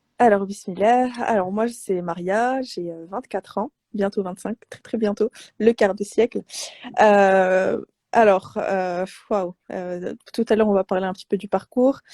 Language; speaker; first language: French; non-native, local second language; Arabic